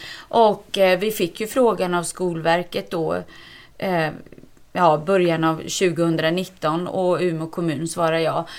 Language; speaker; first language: Swedish; native; Swedish